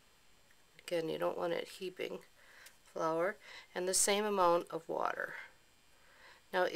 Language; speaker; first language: English; native; English